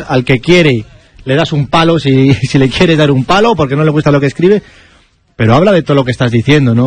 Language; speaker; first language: Spanish; native; Spanish